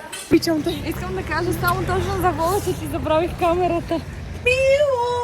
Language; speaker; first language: Bulgarian; native; Bulgarian